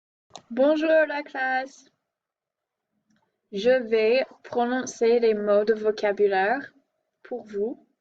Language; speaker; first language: French; non-native, fluent; English